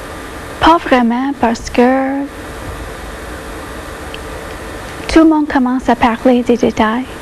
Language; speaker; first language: French; non-native, local second language; English